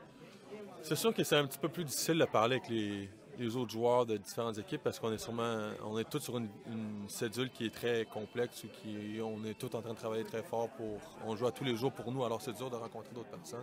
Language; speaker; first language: French; native; French